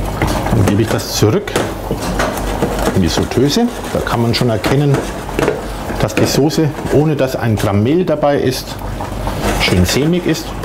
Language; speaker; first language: German; native; German